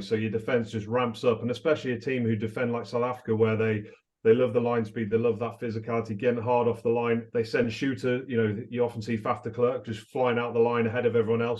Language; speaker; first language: English; native; English